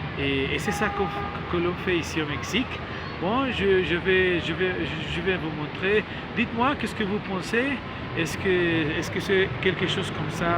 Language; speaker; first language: French; non-native, learner; Spanish